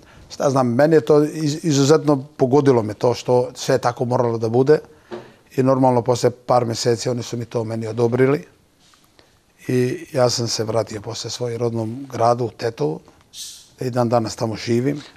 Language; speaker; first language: Serbian; non-native, local second language; Turkish